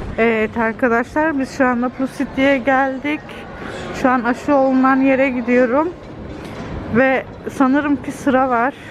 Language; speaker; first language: Turkish; early bilingual, heritage; Turkish